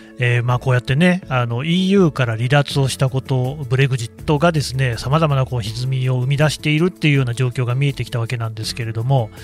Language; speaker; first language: Japanese; native; Japanese